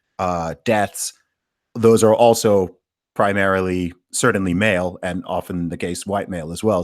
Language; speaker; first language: English; native; English